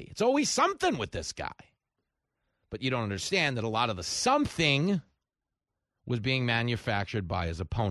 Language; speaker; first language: English; native; English